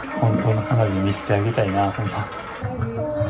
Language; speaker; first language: Japanese; native; Japanese